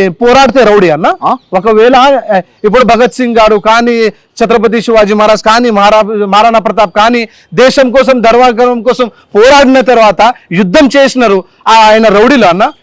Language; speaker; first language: Telugu; non-native, local second language; Marathi